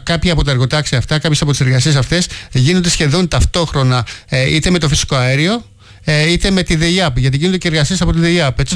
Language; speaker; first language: Greek; native; Greek